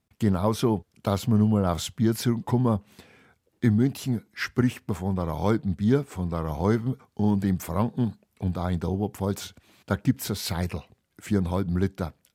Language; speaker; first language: German; native; German